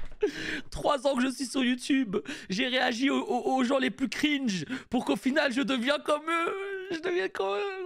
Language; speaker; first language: French; native; French